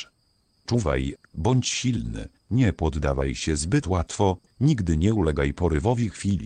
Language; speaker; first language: Polish; native; Polish